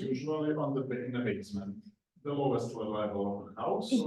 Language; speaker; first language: English; non-native, fluent; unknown